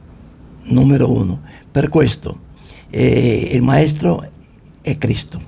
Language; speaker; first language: Italian; non-native, fluent; Spanish